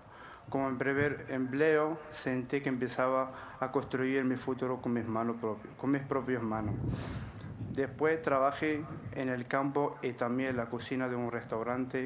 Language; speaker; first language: Spanish; non-native, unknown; Arabic